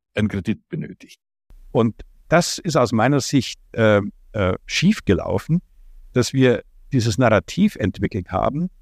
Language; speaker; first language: German; non-native, fluent; Ukrainian